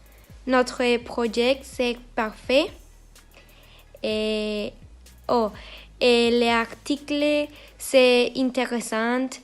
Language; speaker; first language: French; non-native, learner; Spanish